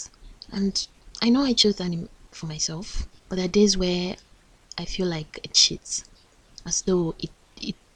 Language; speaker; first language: English; non-native, local second language; Yoruba